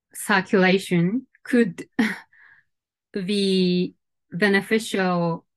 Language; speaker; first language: English; non-native, fluent; Japanese